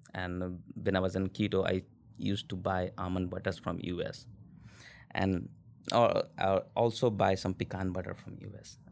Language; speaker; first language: English; non-native, local second language; Hindi